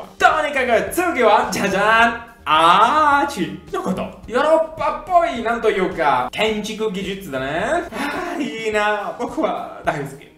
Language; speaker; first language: Japanese; non-native, fluent; Italian